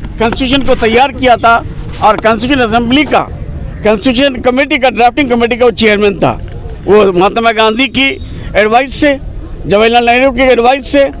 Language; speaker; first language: Hindi; non-native, local second language; Urdu